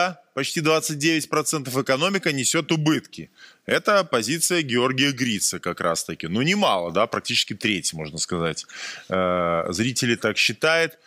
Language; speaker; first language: Russian; native; Russian